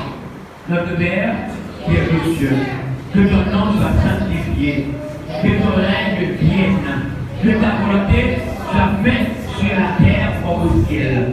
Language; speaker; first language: French; non-native, local second language; Haitian Creole